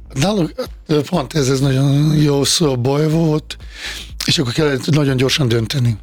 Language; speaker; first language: Hungarian; non-native, fluent; Bosnian